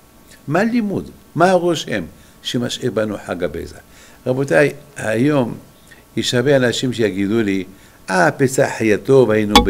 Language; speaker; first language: Hebrew; non-native, fluent; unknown